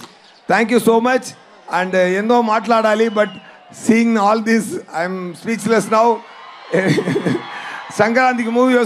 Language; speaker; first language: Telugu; non-native, learner; Tamil